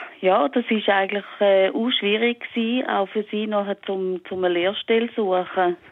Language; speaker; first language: German; native; German